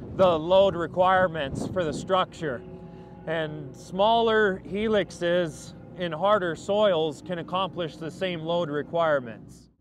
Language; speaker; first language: English; native; English